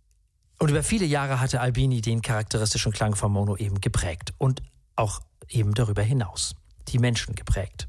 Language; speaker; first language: German; native; German